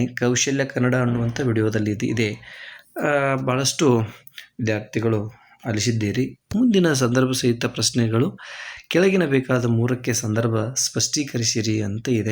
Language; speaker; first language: Kannada; native; Kannada